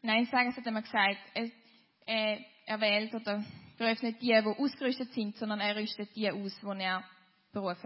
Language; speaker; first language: German; native; German